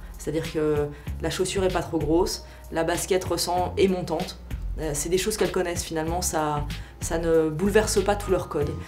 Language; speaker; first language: French; native; French